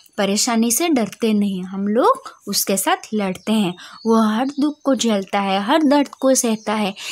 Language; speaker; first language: Hindi; non-native, local second language; Odia